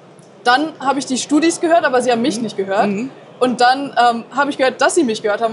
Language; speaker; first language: German; native; German